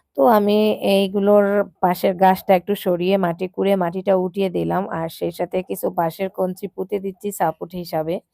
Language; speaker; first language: Bangla; non-native, local second language; Sylheti